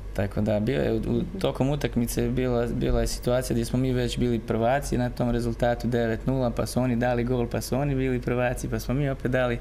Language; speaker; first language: Croatian; native; Croatian